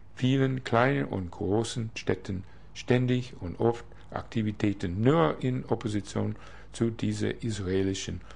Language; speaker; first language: German; non-native, fluent; English